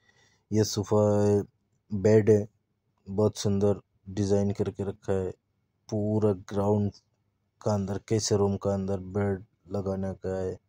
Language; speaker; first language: Hindi; non-native, local second language; Bangla